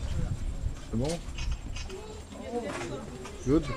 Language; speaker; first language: French; native; French